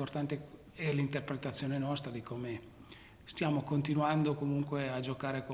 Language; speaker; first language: Italian; native; Italian